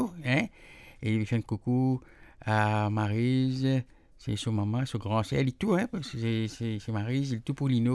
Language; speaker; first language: French; non-native, local second language; Morisyen